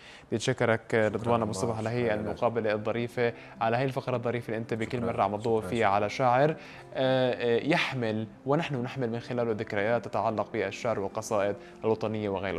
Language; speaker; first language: Arabic; native; Arabic